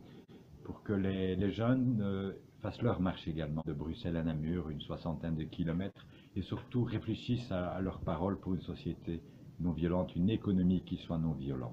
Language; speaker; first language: French; native; French